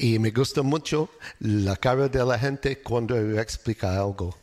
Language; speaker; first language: Spanish; non-native, learner; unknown